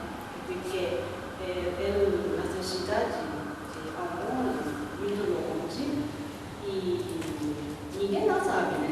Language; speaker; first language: Portuguese; non-native, learner; Japanese